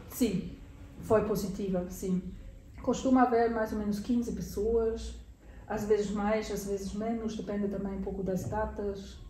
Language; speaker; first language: Portuguese; non-native, fluent; German